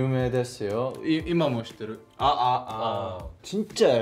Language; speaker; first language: Japanese; non-native, fluent; Korean